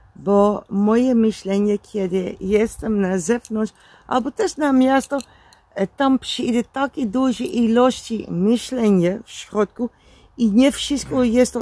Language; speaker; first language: Polish; non-native, learner; Dutch